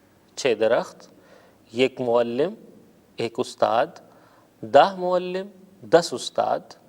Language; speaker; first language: Persian; non-native, fluent; Urdu